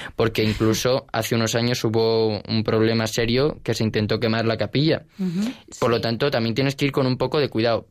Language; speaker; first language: Spanish; native; Spanish